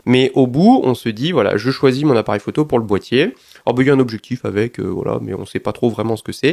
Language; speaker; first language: French; native; French